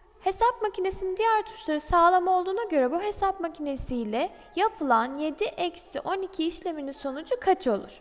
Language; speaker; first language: Turkish; native; Turkish